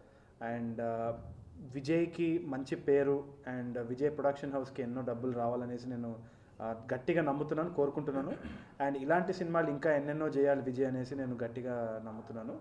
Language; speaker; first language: Telugu; native; Telugu